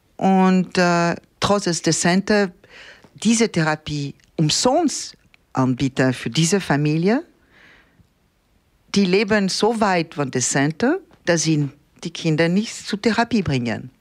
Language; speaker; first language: German; non-native, fluent; Ukrainian